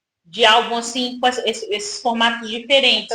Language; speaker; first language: Portuguese; native; Portuguese